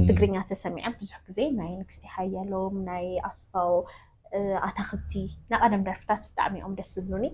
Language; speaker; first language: Tigrinya; non-native, local second language; Amharic